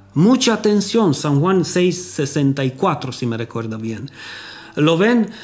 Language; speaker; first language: Spanish; non-native, fluent; Romanian